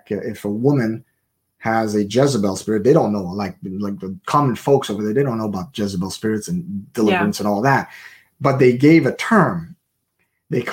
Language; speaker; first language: English; native; English